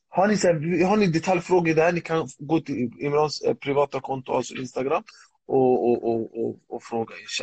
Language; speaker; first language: Swedish; early bilingual, other home language; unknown